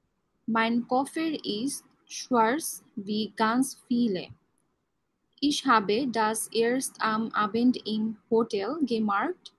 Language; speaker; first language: German; non-native, learner; Bangla